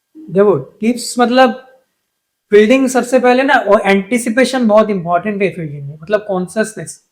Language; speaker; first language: Hindi; non-native, local second language; Bangla